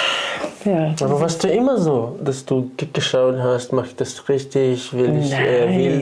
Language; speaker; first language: German; non-native, fluent; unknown